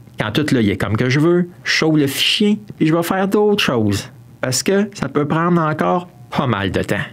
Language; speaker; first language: French; native; French